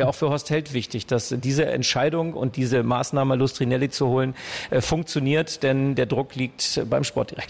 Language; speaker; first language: German; native; German